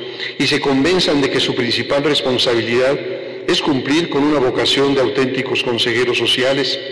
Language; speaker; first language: Spanish; native; Spanish